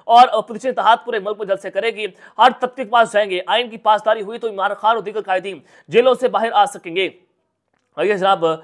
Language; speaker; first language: Urdu; non-native, local second language; Punjabi